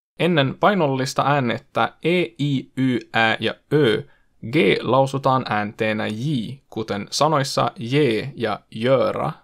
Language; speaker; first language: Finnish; non-native, fluent; Swedish